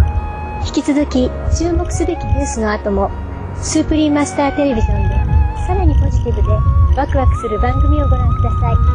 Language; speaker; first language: Japanese; native; Japanese